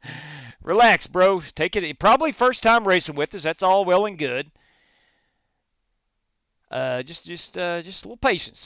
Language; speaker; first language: English; native; English